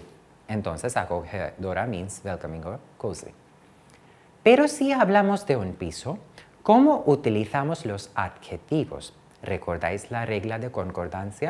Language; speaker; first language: Spanish; non-native, fluent; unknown